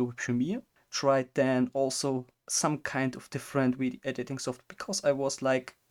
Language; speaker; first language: English; non-native, fluent; German